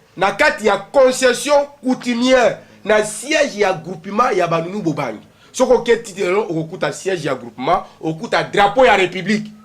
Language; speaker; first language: Lingala; native; Lingala